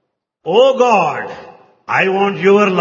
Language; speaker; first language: English; non-native, local second language; Telugu